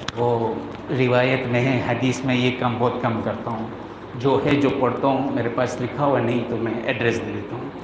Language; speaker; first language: Urdu; non-native, local second language; Kashmiri